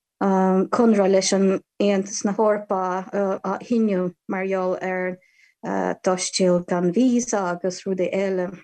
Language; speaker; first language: Irish; non-native, fluent; Ukrainian